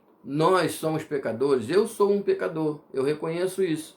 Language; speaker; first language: Portuguese; native; Portuguese